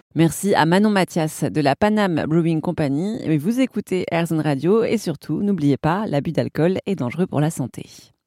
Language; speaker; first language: French; native; French